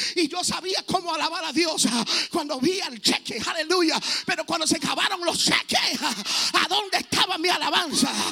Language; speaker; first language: Spanish; early bilingual, heritage; Spanish